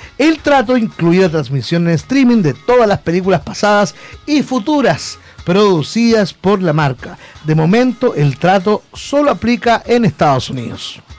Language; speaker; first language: Spanish; native; Spanish